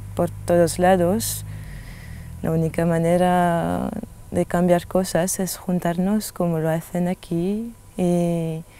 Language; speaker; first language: Spanish; non-native, fluent; French